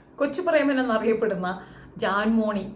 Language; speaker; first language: Malayalam; native; Malayalam